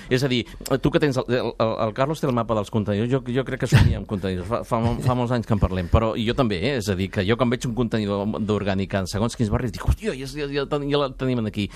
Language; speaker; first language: Catalan; native; Catalan